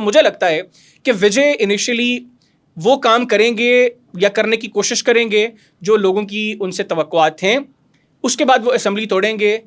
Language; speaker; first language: Urdu; non-native, local second language; Pashto